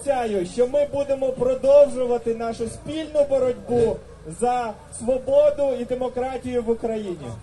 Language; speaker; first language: Ukrainian; non-native, learner; German